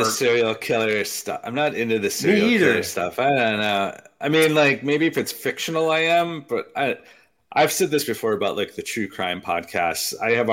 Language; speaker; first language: English; native; English